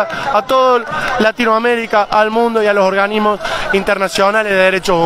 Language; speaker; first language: Spanish; native; Spanish